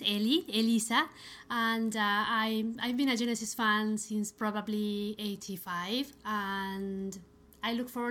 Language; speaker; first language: English; non-native, fluent; Spanish